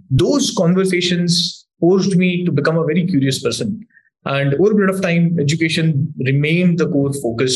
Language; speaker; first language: English; non-native, local second language; Hindi